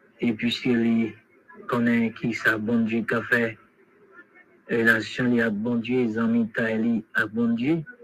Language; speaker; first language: French; non-native, local second language; Haitian Creole